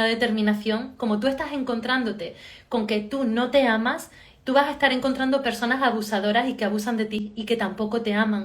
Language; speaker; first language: Spanish; native; Spanish